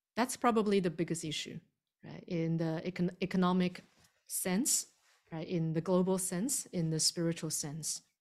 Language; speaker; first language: English; early bilingual, other home language; Chinese